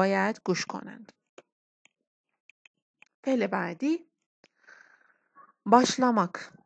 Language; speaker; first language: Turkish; non-native, fluent; Persian